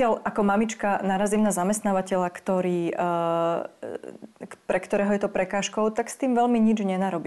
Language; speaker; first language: Slovak; native; Slovak